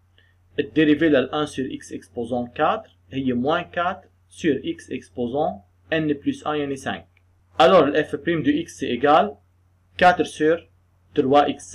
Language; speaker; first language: French; non-native, local second language; Arabic